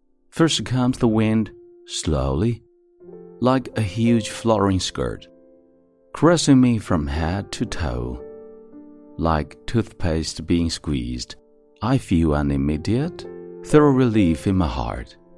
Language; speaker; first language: English; non-native, fluent; Chinese